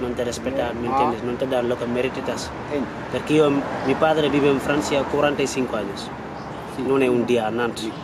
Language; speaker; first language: Spanish; non-native, fluent; Wolof